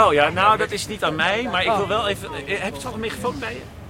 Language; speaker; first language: Dutch; native; Dutch